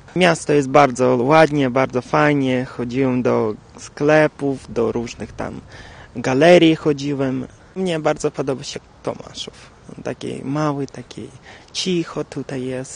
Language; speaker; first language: Polish; non-native, learner; Russian